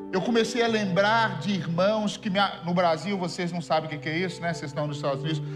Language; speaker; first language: Portuguese; native; Portuguese